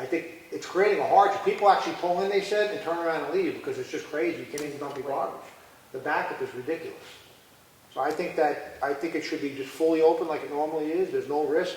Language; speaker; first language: English; native; English